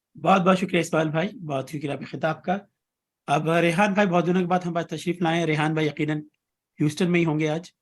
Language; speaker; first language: Urdu; native; Urdu